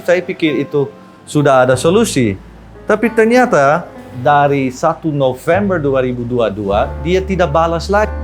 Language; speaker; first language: Indonesian; non-native, learner; Dutch